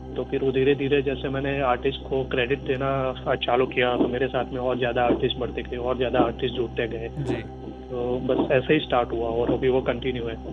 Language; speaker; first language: Hindi; non-native, local second language; Gujarati